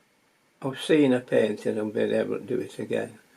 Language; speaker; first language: English; native; English